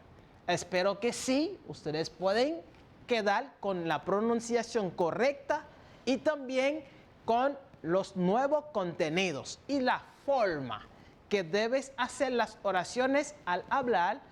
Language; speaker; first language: Spanish; non-native, fluent; French